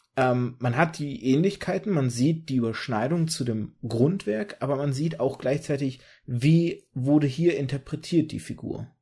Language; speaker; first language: German; early bilingual, other home language; Russian